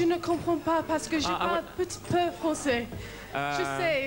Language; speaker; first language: French; non-native, learner; English